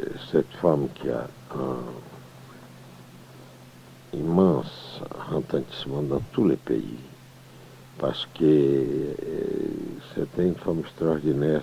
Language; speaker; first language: French; non-native, fluent; Portuguese